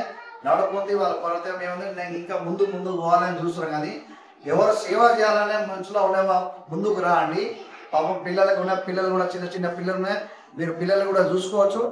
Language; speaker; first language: Telugu; non-native, local second language; Hindi